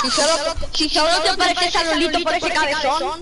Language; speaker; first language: Spanish; native; Spanish